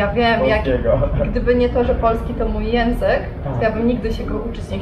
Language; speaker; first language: Polish; native; Polish